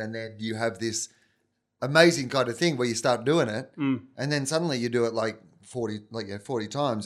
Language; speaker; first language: English; native; English